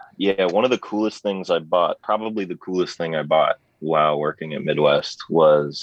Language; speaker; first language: English; native; English